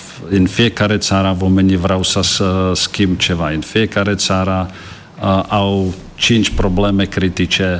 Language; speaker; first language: Romanian; non-native, fluent; Czech